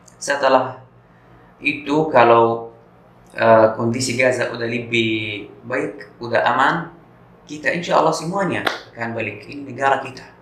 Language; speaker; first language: Indonesian; non-native, fluent; Arabic